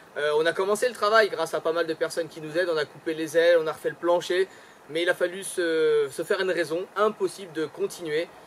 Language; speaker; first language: French; native; French